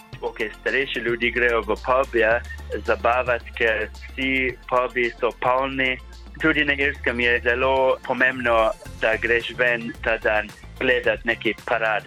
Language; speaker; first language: Slovenian; non-native, learner; English